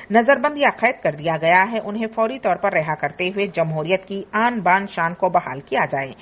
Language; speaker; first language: Urdu; native; Urdu